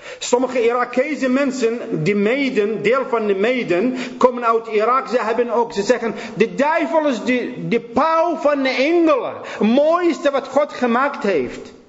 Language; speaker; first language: Dutch; non-native, fluent; Assyrian Neo-Aramaic